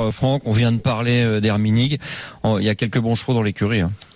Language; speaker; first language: French; native; French